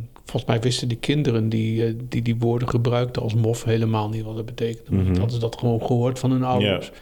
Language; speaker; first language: Dutch; early bilingual, other home language; German